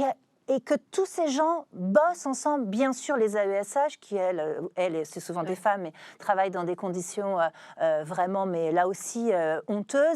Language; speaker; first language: French; native; French